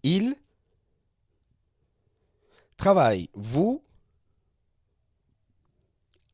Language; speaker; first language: French; non-native, fluent; Spanish